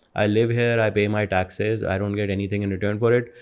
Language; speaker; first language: English; non-native, local second language; Urdu